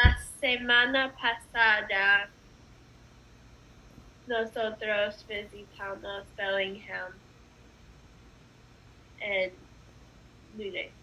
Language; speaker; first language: Spanish; non-native, learner; English